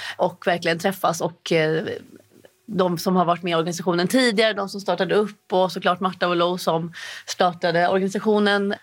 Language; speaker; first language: Swedish; native; Swedish